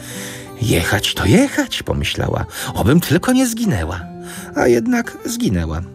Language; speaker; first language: Polish; native; Polish